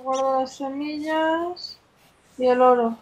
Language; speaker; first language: Spanish; native; Spanish